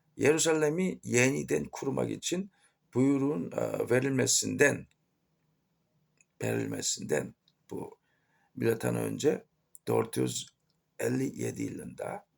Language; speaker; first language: Turkish; non-native, fluent; Korean